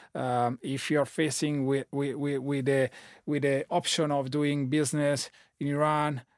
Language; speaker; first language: English; non-native, fluent; Italian